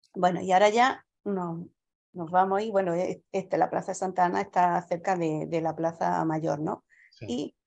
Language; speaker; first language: Spanish; native; Spanish